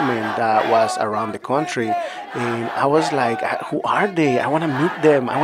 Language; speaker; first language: English; non-native, fluent; Spanish